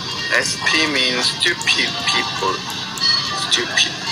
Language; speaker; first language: English; non-native, learner; Korean